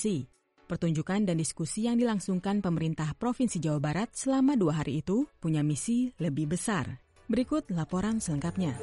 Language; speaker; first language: Indonesian; native; Indonesian